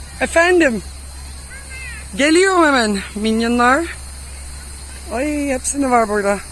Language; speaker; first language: Turkish; non-native, fluent; Dutch